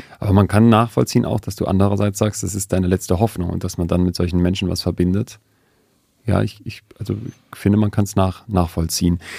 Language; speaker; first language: German; native; German